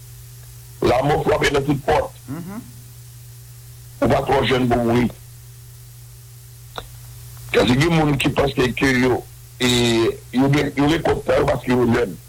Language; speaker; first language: French; non-native, local second language; Haitian Creole